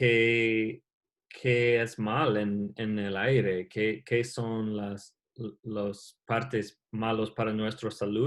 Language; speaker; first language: Spanish; non-native, learner; English